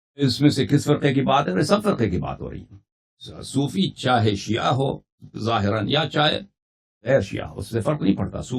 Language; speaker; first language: Urdu; non-native, fluent; Persian